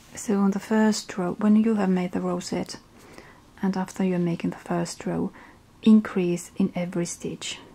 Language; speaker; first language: English; non-native, fluent; Finnish